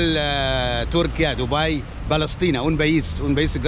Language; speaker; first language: Spanish; non-native, learner; Arabic